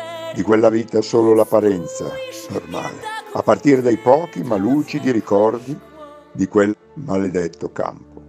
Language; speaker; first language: Italian; native; Italian